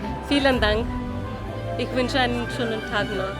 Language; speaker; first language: German; non-native, learner; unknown